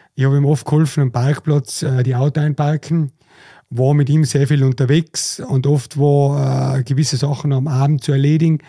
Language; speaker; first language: German; native; German